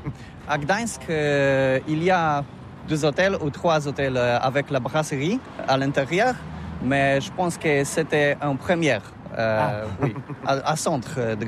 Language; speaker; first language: French; non-native, learner; Polish